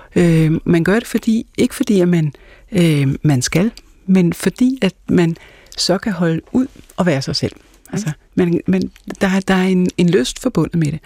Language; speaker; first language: Danish; native; Danish